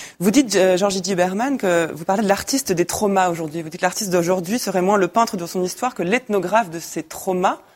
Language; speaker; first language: French; native; French